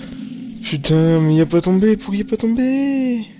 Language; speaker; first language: French; native; French